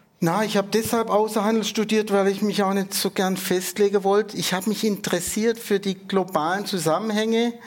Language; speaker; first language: German; native; German